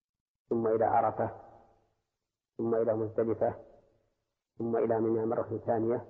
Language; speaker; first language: Arabic; native; Arabic